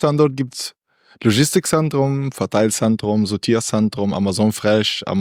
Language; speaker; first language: German; non-native, learner; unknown